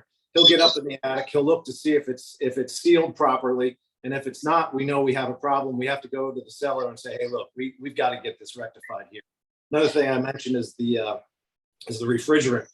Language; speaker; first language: English; native; English